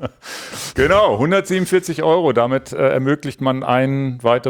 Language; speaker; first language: German; native; German